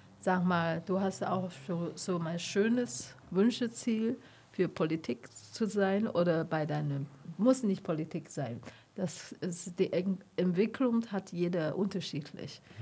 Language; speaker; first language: German; non-native, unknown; Chinese